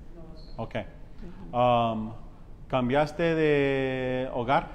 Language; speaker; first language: Spanish; early bilingual, heritage; Spanish